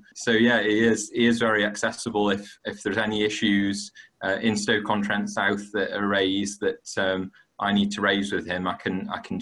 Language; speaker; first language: English; native; English